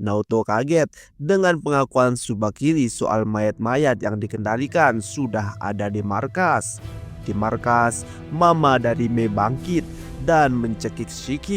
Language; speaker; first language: Indonesian; native; Indonesian